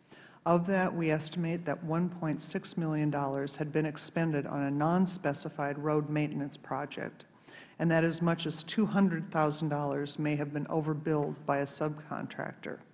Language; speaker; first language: English; native; English